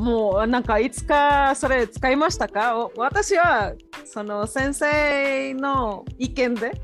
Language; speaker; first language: Japanese; non-native, fluent; Spanish